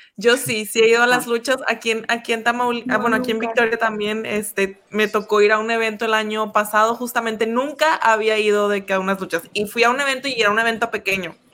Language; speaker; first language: Spanish; native; Spanish